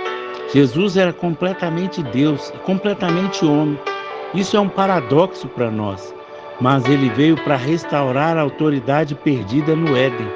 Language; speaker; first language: Portuguese; native; Portuguese